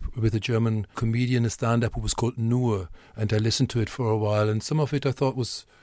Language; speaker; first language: English; non-native, fluent; German